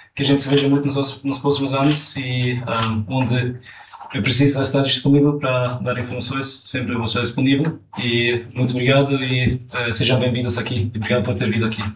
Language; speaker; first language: Portuguese; non-native, fluent; German